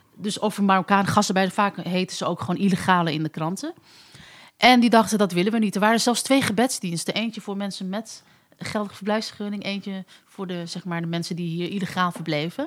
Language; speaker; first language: Dutch; early bilingual, other home language; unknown